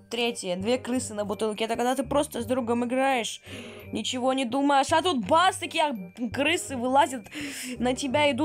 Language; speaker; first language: Russian; native; Russian